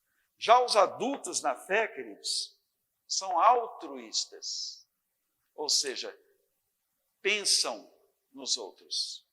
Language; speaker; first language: Portuguese; native; Portuguese